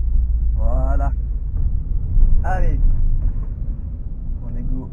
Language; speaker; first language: French; native; French